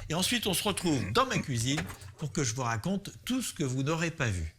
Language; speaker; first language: French; native; French